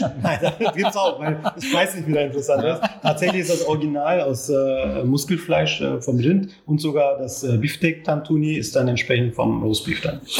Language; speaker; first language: German; non-native, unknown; Turkish